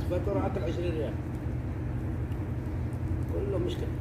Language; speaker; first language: Arabic; non-native, learner; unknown